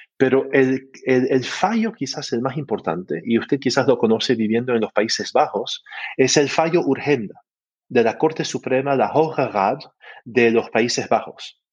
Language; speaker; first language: Spanish; early bilingual, heritage; Spanish